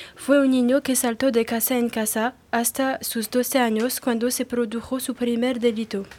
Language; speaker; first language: Spanish; non-native, learner; French